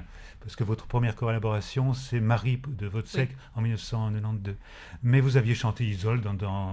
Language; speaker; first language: French; native; French